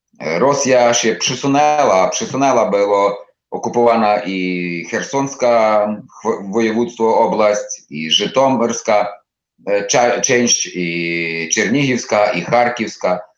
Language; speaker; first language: Polish; non-native, learner; Ukrainian